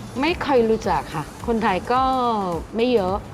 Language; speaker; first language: Thai; non-native, learner; Korean